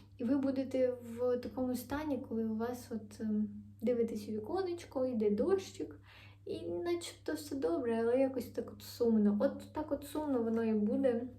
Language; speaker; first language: Ukrainian; non-native, local second language; Russian